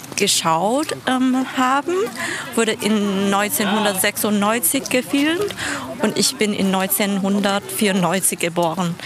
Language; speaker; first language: German; non-native, fluent; Vietnamese